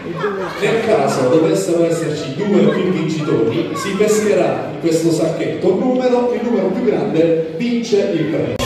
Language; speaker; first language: Italian; native; Italian